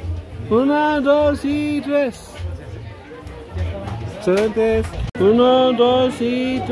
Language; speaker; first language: Spanish; early bilingual, heritage; Spanish